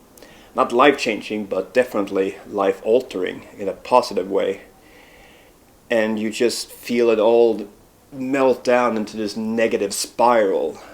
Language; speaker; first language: English; non-native, fluent; Swedish